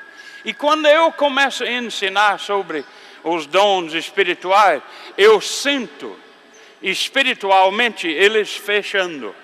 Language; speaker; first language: Portuguese; non-native, fluent; English